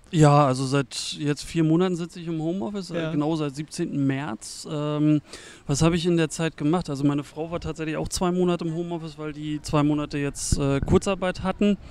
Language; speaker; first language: German; native; German